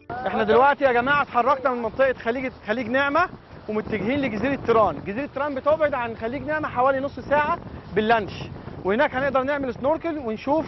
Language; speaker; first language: Arabic; native; Arabic